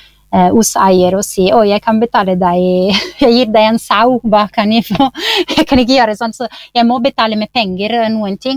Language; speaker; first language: Norwegian; non-native, fluent; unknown